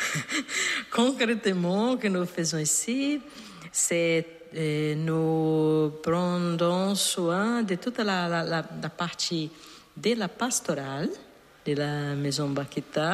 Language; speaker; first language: French; non-native, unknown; Portuguese